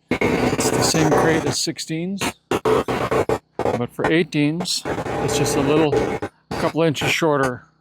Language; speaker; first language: English; native; English